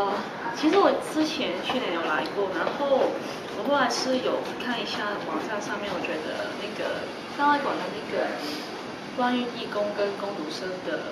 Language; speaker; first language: Chinese; non-native, local second language; Cantonese